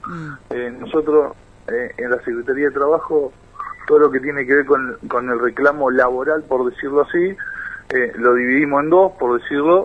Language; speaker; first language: Spanish; native; Spanish